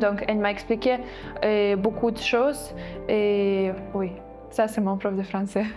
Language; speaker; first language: French; non-native, fluent; Ukrainian